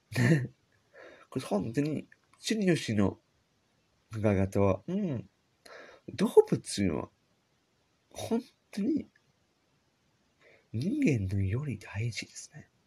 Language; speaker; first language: Japanese; non-native, learner; English